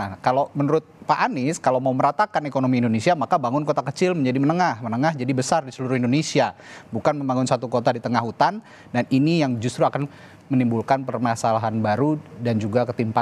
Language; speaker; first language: Indonesian; native; Indonesian